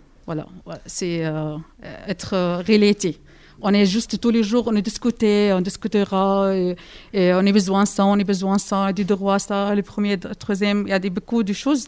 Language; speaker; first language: French; non-native, learner; Arabic